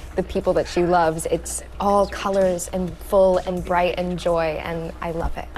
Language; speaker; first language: English; native; English